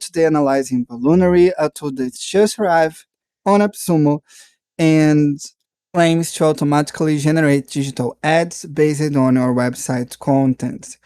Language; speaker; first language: English; non-native, fluent; Portuguese